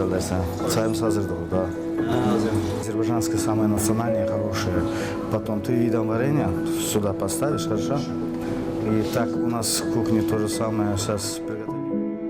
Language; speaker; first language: Russian; non-native, fluent; Azerbaijani